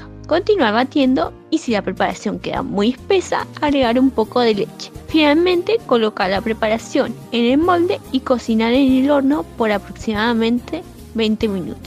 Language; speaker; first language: Spanish; native; Spanish